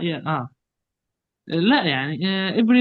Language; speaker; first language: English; non-native, learner; Arabic